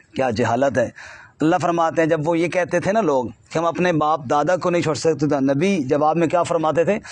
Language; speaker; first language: Urdu; non-native, local second language; Punjabi